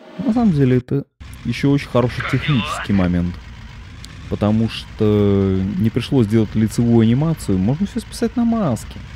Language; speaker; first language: Russian; native; Russian